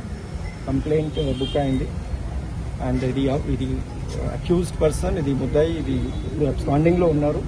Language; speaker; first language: Telugu; non-native, learner; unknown